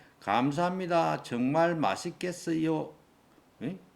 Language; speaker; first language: Korean; native; Korean